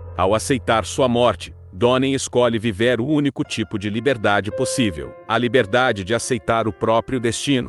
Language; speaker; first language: Portuguese; native; Portuguese